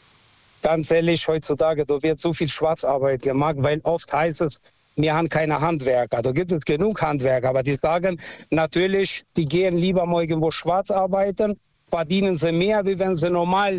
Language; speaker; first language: German; non-native, local second language; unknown